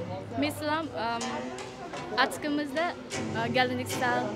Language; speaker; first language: Turkish; non-native, learner; Khmer